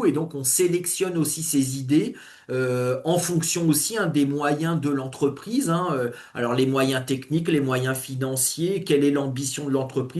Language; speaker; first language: French; native; French